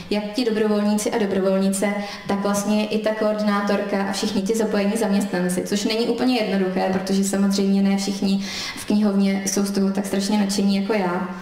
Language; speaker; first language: Czech; native; Czech